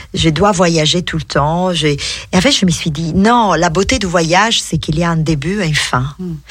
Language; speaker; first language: French; non-native, fluent; Italian